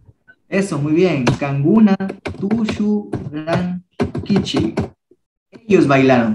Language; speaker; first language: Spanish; non-native, local second language; Quechua